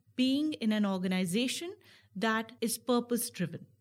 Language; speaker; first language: English; non-native, local second language; Hindi